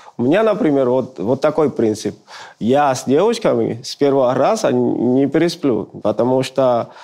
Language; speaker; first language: Russian; non-native, fluent; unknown